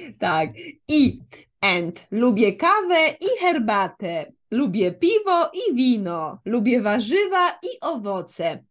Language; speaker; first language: Polish; native; Polish